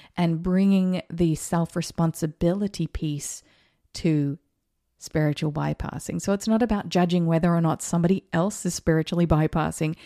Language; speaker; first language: English; native; English